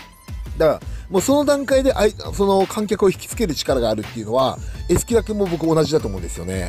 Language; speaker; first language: Japanese; native; Japanese